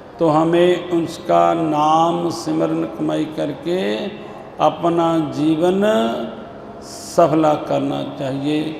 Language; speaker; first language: Hindi; non-native, local second language; Punjabi